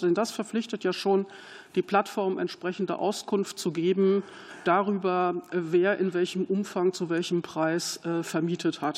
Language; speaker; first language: German; native; German